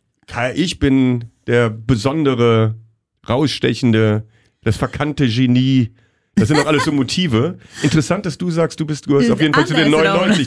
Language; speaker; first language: German; native; German